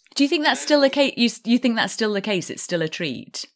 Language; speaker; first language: English; native; English